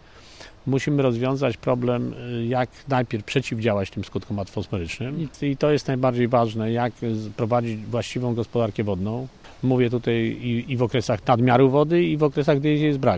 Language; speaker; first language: Polish; native; Polish